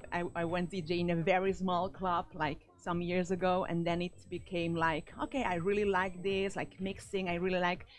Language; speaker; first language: English; non-native, fluent; Spanish